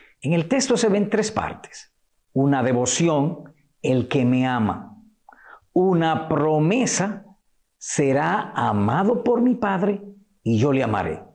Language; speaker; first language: Spanish; native; Spanish